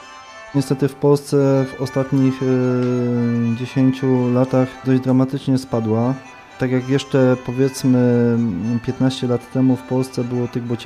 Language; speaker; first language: Polish; native; Polish